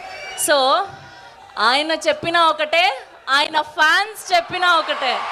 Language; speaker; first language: Telugu; native; Telugu